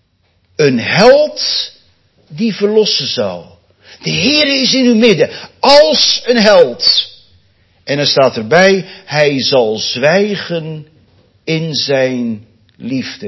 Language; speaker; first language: Dutch; native; Dutch